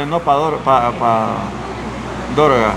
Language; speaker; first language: Russian; non-native, learner; Spanish